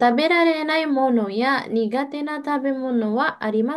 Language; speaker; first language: Japanese; non-native, fluent; Indonesian